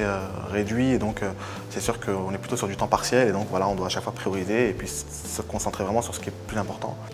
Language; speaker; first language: French; native; French